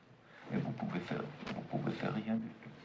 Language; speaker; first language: French; non-native, fluent; German